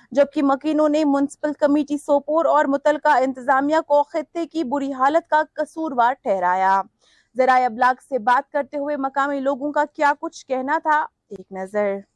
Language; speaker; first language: Urdu; non-native, local second language; Kashmiri